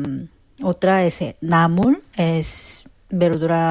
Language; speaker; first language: Spanish; non-native, fluent; Korean